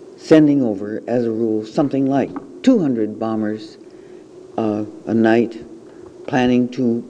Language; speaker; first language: English; native; English